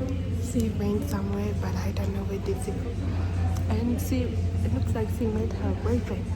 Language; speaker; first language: English; non-native, learner; Tibetan